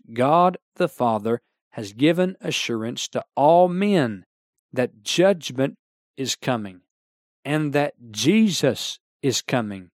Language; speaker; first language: English; native; English